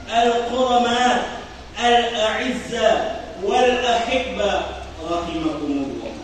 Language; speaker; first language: Arabic; non-native, learner; Indonesian